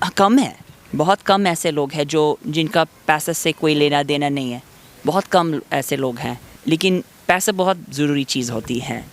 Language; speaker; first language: Hindi; non-native, fluent; English